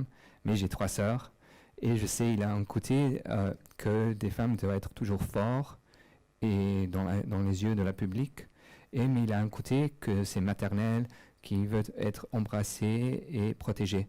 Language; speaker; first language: French; non-native, fluent; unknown